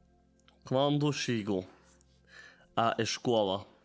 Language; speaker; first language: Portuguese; non-native, learner; German